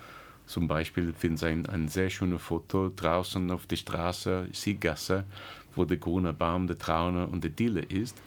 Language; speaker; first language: German; non-native, learner; English